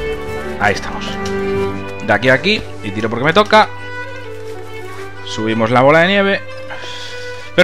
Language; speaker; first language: Spanish; native; Spanish